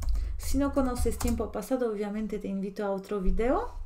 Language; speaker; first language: Spanish; non-native, fluent; Polish